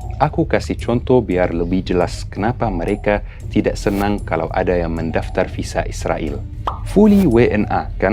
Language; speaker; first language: Indonesian; non-native, fluent; Arabic